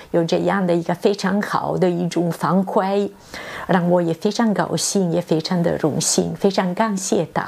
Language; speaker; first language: Chinese; non-native, fluent; Italian